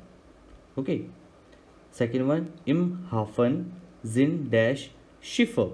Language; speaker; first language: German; non-native, learner; Hindi